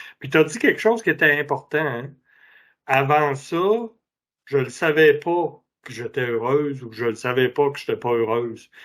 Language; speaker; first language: French; native; French